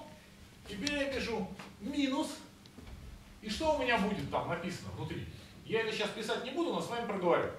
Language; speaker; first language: Russian; native; Russian